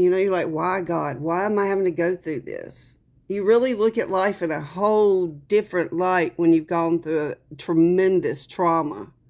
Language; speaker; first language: English; native; English